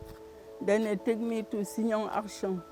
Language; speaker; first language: English; non-native, learner; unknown